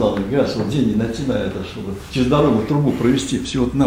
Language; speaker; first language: Russian; native; Russian